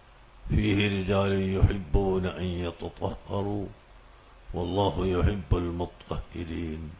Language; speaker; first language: Arabic; non-native, fluent; Malayalam